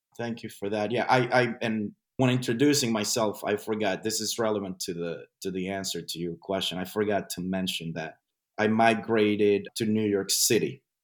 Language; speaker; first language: English; non-native, fluent; Spanish